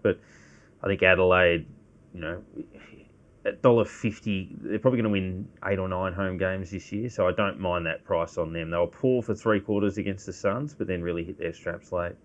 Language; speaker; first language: English; native; English